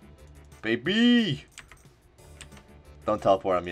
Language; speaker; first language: English; native; English